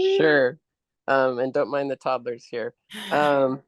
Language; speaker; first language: English; native; English